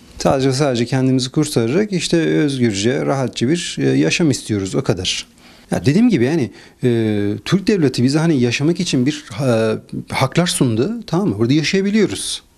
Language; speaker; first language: Turkish; non-native, fluent; Persian